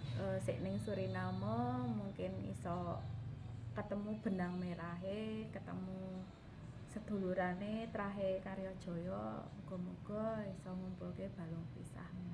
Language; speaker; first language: Javanese; native; Javanese